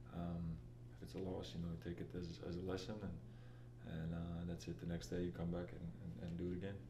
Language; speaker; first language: English; non-native, fluent; Latvian